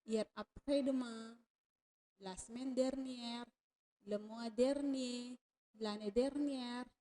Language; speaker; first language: French; non-native, fluent; Indonesian